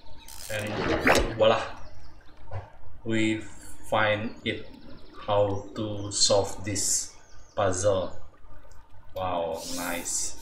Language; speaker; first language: English; non-native, learner; Indonesian